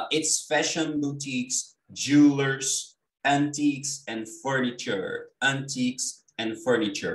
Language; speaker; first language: English; non-native, fluent; Portuguese